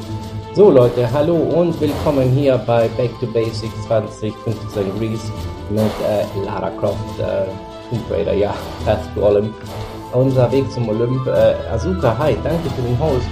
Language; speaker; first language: German; native; German